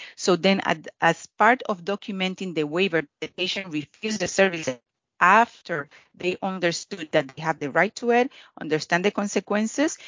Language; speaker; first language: English; non-native, fluent; Spanish